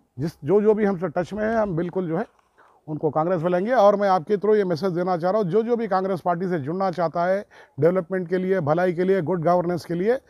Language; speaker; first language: Hindi; non-native, local second language; Urdu